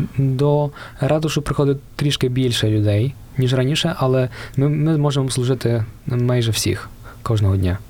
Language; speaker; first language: Ukrainian; native; Ukrainian